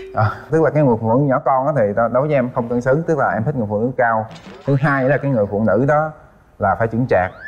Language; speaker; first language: Vietnamese; native; Vietnamese